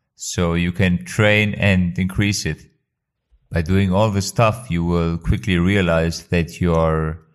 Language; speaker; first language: English; non-native, fluent; Albanian